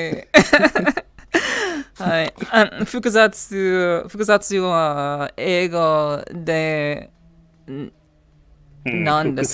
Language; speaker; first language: Japanese; non-native, learner; English